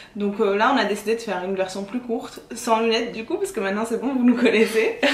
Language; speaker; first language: French; native; French